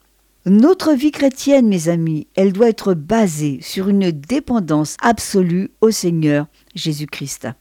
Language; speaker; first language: French; native; French